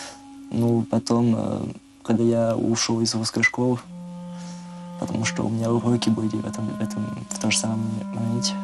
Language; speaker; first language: Russian; early bilingual, heritage; Russian